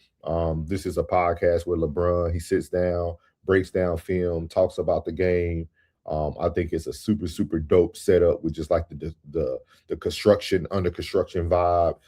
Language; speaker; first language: English; native; English